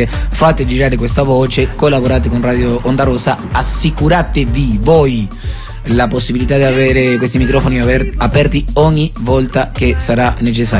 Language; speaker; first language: Italian; native; Italian